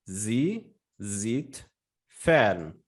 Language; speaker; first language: German; non-native, fluent; Portuguese